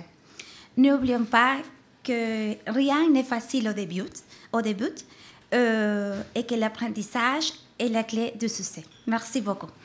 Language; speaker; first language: French; non-native, fluent; Spanish